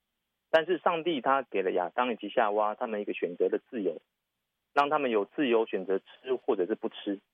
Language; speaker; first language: Chinese; native; Chinese